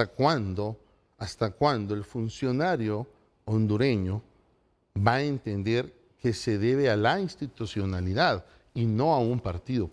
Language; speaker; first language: Spanish; native; Spanish